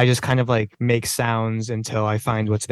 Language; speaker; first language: English; native; English